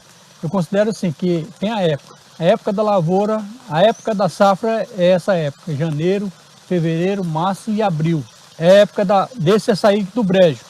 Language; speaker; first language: Portuguese; native; Portuguese